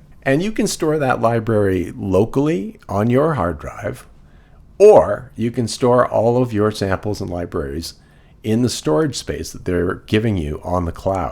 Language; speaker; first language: English; native; English